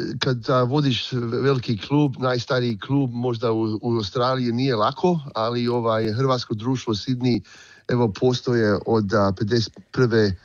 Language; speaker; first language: Croatian; early bilingual, heritage; Croatian